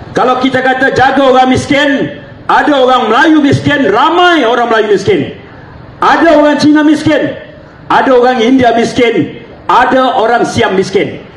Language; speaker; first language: Malay; native; Malay